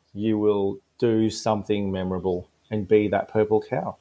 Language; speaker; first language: English; early bilingual, other home language; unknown